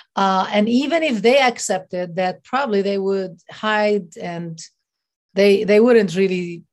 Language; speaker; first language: English; non-native, fluent; Arabic